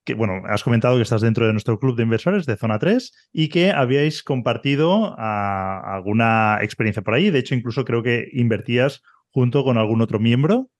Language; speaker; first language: Spanish; native; Spanish